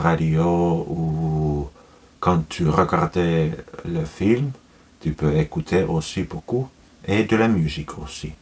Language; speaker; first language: French; non-native, learner; Finnish